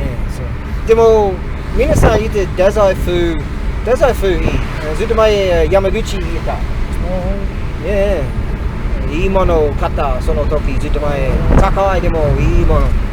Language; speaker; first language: Japanese; non-native, learner; English